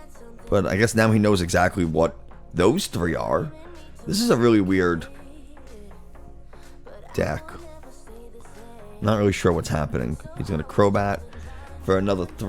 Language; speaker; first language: English; native; English